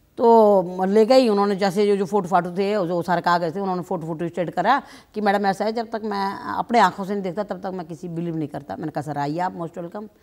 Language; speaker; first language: Hindi; native; Hindi